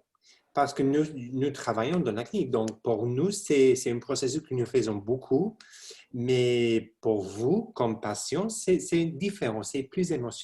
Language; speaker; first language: French; non-native, learner; English